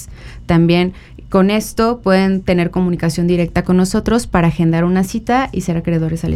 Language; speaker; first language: Spanish; native; Spanish